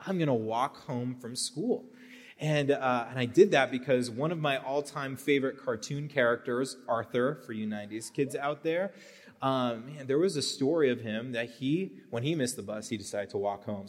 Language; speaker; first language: English; native; English